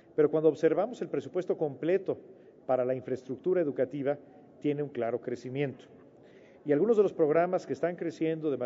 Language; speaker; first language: Spanish; native; Spanish